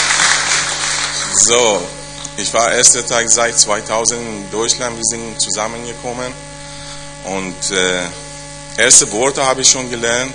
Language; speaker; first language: German; non-native, learner; Persian